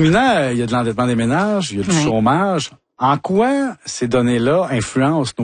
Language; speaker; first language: French; native; French